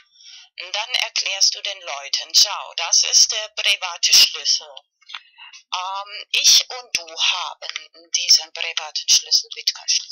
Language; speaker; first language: German; non-native, fluent; Spanish